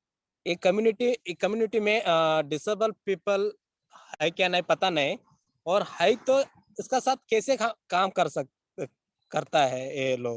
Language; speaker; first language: Hindi; non-native, local second language; Kannada